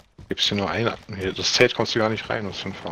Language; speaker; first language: German; native; German